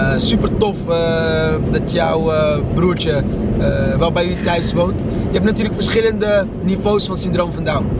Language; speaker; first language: Dutch; early bilingual, other home language; Arabic